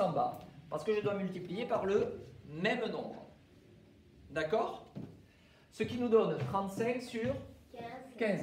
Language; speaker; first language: French; native; French